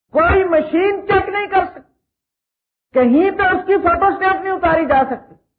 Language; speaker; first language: Urdu; native; Urdu